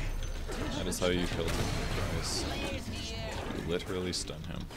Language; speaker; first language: English; native; English